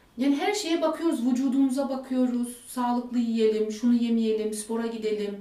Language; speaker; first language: Turkish; early bilingual, heritage; Turkish